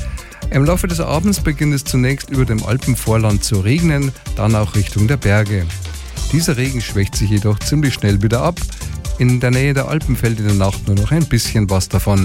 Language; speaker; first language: German; native; German